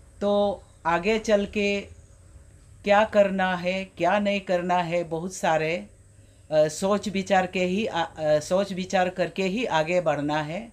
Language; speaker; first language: Hindi; non-native, local second language; Adi